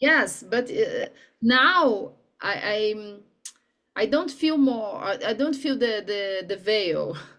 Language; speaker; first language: English; non-native, learner; Portuguese